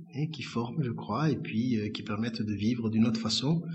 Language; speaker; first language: French; native; French